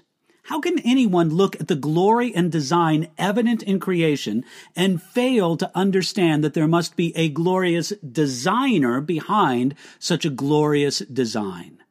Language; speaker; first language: English; native; English